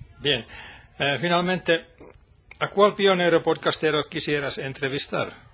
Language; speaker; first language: Spanish; non-native, learner; Finnish